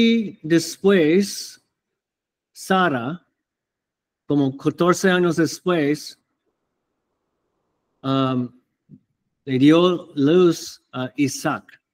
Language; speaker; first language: Spanish; non-native, fluent; English